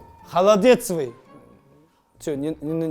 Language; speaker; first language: Russian; non-native, local second language; Kazakh